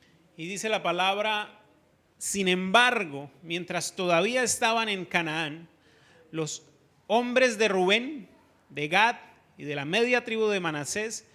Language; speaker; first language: Spanish; native; Spanish